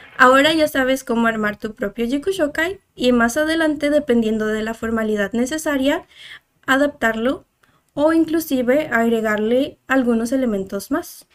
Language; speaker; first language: Spanish; native; Spanish